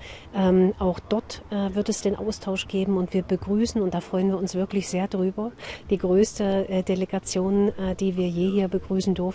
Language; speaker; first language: German; native; German